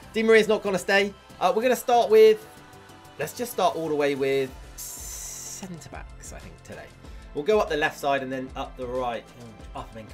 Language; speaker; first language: English; native; English